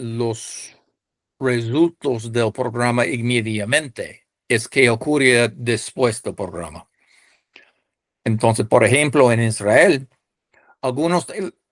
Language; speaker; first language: Spanish; non-native, fluent; English